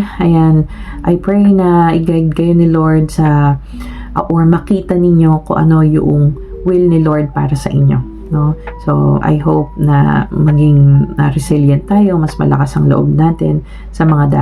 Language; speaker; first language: Filipino; native; Filipino